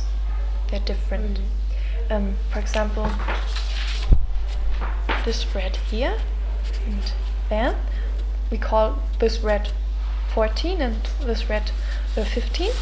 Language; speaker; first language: English; non-native, fluent; German